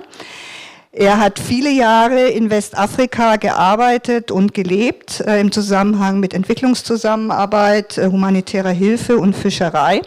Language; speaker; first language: German; native; German